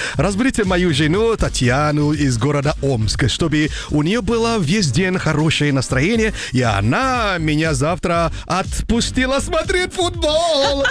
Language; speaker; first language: Russian; non-native, fluent; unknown